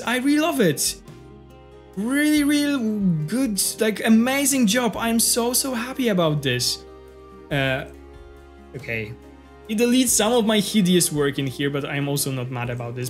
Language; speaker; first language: English; non-native, fluent; Polish